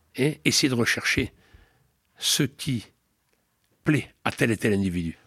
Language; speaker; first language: French; native; French